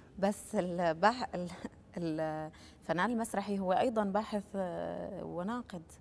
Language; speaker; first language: Arabic; native; Arabic